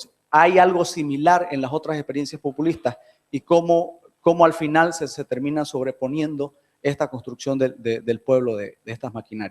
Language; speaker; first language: Spanish; native; Spanish